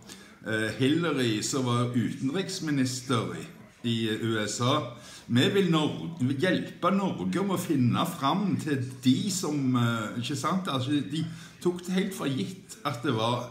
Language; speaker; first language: Norwegian; native; Norwegian